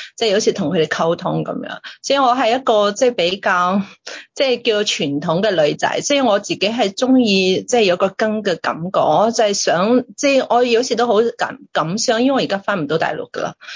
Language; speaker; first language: Cantonese; non-native, local second language; Chinese